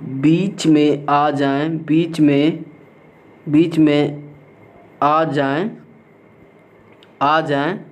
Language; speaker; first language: Hindi; native; Hindi